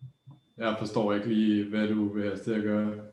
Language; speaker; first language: Danish; native; Danish